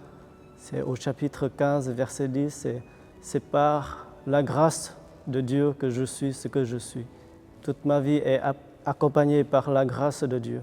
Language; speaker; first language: French; non-native, fluent; Vietnamese